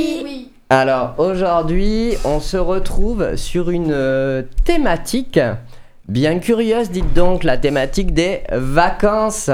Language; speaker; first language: French; native; French